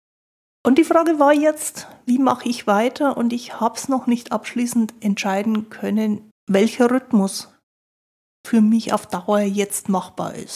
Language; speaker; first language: German; native; German